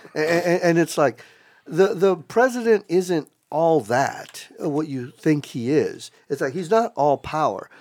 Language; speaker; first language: English; native; English